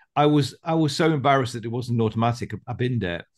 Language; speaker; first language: English; native; English